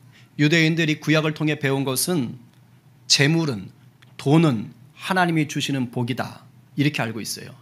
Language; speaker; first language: Korean; native; Korean